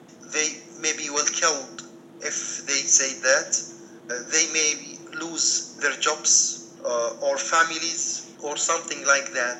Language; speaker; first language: English; non-native, learner; Arabic